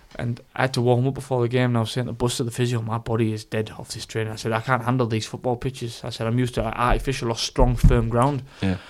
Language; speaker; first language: English; native; English